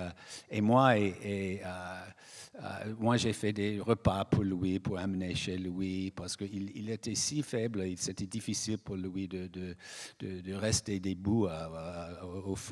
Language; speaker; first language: French; non-native, fluent; English